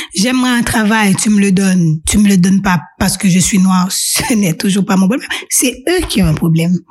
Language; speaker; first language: French; non-native, local second language; Haitian Creole